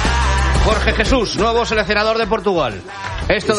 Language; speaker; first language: Spanish; native; Spanish